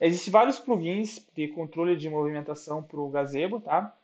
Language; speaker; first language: Portuguese; native; Portuguese